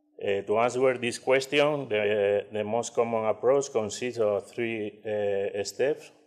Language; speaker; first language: English; non-native, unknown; Spanish